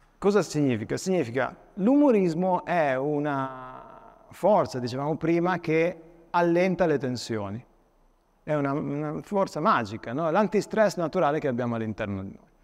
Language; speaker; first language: Italian; native; Italian